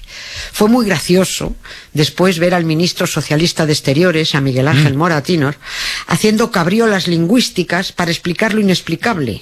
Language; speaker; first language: Spanish; native; Spanish